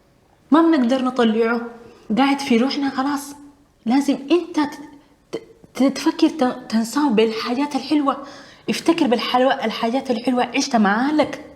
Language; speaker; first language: Arabic; native; Arabic